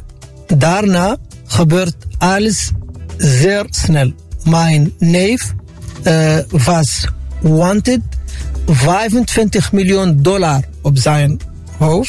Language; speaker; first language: Dutch; non-native, fluent; Arabic